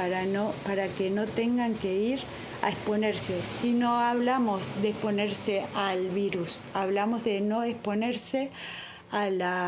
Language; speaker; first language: Spanish; native; Spanish